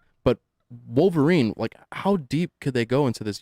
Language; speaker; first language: English; native; English